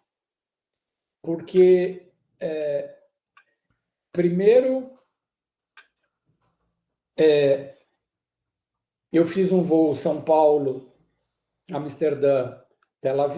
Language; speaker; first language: Portuguese; early bilingual, other home language; Guarani